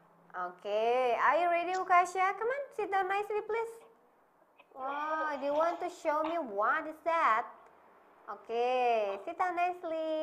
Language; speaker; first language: English; non-native, learner; Indonesian